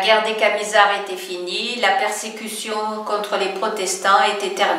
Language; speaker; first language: French; native; French